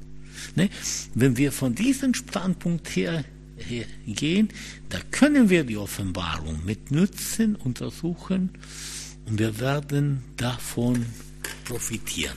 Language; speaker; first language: German; non-native, fluent; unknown